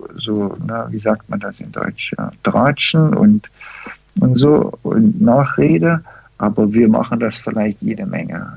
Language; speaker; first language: German; early bilingual, heritage; German